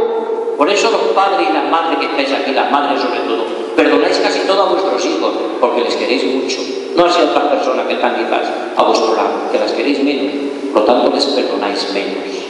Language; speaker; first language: Spanish; native; Spanish